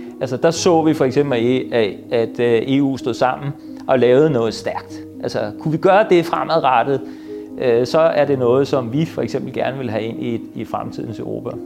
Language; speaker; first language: Danish; native; Danish